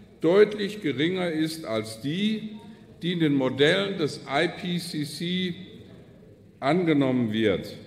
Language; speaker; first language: German; native; German